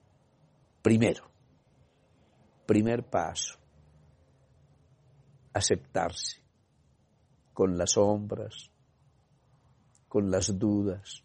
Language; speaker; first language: Spanish; native; Spanish